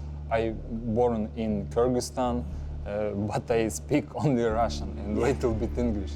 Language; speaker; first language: English; non-native, learner; Russian